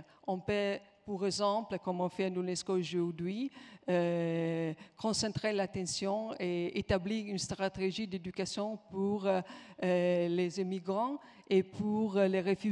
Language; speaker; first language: French; non-native, fluent; Italian